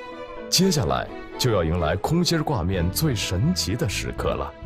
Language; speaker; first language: Chinese; native; Chinese